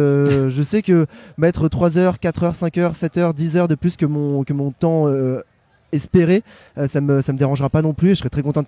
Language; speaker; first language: French; native; French